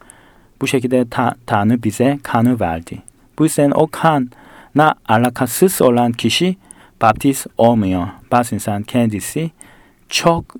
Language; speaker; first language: Turkish; non-native, fluent; Korean